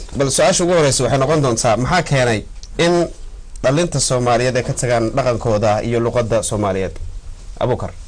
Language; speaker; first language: Somali; early bilingual, heritage; Somali